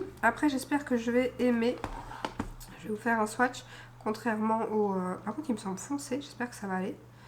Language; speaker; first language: French; native; French